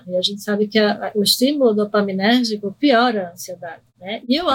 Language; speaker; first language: Portuguese; early bilingual, other home language; Spanish